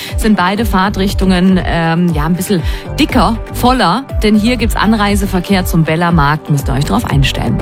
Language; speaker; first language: German; native; German